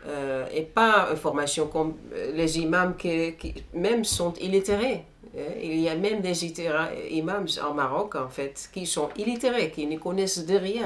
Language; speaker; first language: French; non-native, fluent; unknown